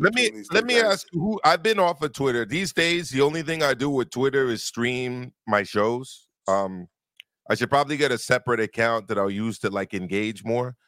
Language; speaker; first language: English; native; English